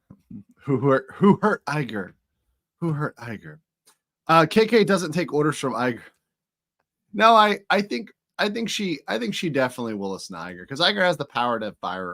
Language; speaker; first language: English; native; English